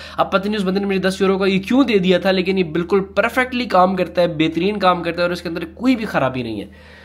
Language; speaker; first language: Urdu; non-native, local second language; Punjabi